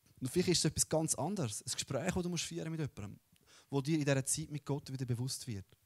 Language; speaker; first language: German; native; German